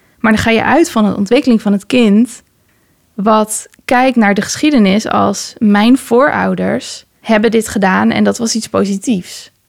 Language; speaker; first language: Dutch; early bilingual, other home language; Persian